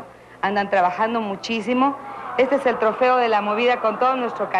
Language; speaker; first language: Spanish; native; Spanish